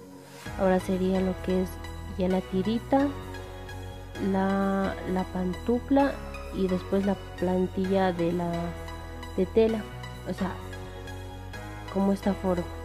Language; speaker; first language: Spanish; native; Spanish